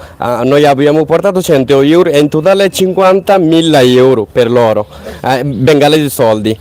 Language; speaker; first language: Italian; non-native, learner; Bangla